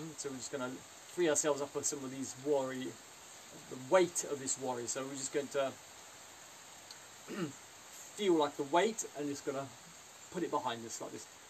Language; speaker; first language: English; native; English